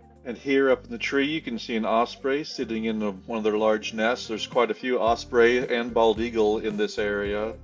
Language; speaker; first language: English; native; English